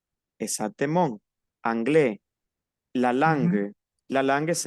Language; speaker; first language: French; non-native, fluent; Spanish